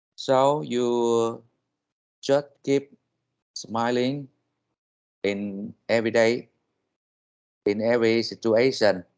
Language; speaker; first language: English; non-native, learner; Vietnamese